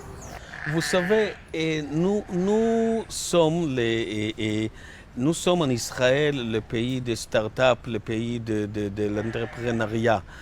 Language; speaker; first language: French; non-native, learner; Hebrew